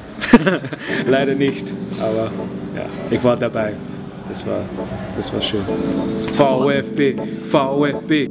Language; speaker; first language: German; non-native, learner; English